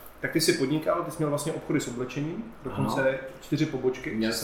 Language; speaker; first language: Czech; native; Czech